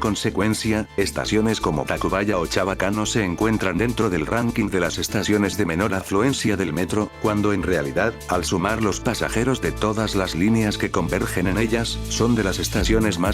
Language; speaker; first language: Spanish; native; Spanish